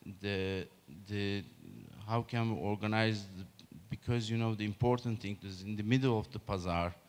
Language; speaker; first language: English; non-native, learner; Turkish